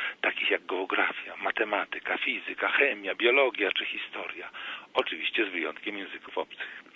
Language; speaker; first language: Polish; native; Polish